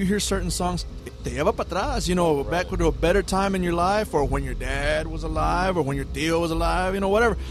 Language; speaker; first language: English; early bilingual, other home language; Spanish